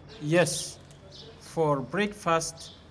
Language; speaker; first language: English; non-native, learner; Fula